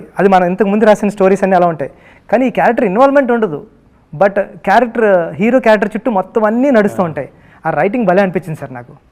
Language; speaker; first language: Telugu; native; Telugu